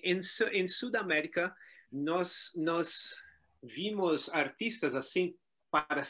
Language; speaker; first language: Spanish; non-native, learner; Portuguese